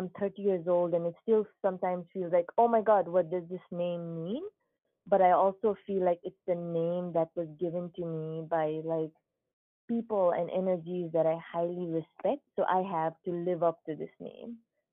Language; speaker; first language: English; non-native, local second language; Nepali